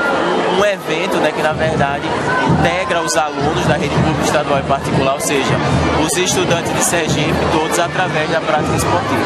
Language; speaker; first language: Portuguese; native; Portuguese